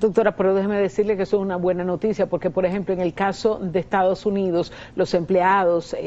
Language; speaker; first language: Spanish; native; Spanish